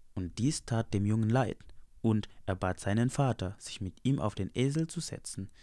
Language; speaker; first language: German; non-native, fluent; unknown